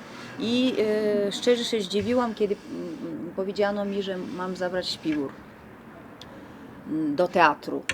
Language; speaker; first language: Polish; non-native, fluent; Bulgarian